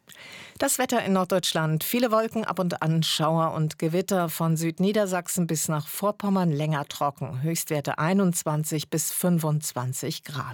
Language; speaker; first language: German; native; German